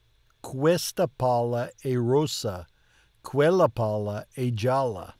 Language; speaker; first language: Italian; non-native, learner; English